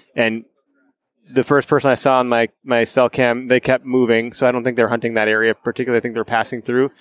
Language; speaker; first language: English; native; English